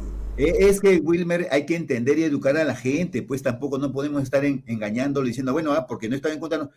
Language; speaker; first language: Spanish; native; Spanish